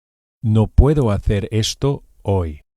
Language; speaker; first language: Spanish; non-native, fluent; English